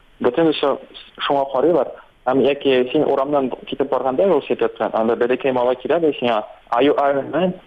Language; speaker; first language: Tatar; native; Tatar